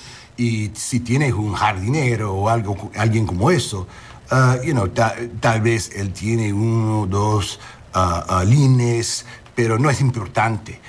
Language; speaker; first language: Spanish; early bilingual, heritage; Spanish